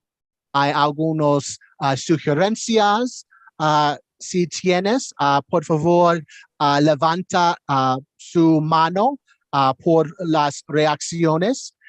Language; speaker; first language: Spanish; non-native, learner; English